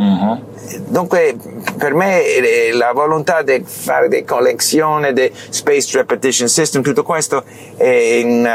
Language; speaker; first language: Italian; non-native, learner; English